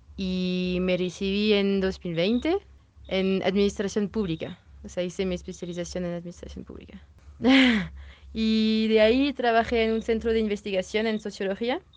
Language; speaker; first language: Spanish; non-native, fluent; French